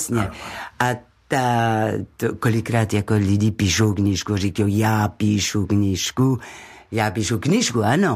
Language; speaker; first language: Czech; non-native, learner; French